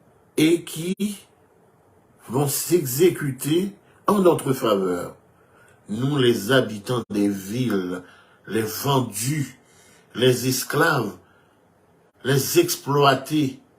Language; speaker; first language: French; non-native, local second language; Haitian Creole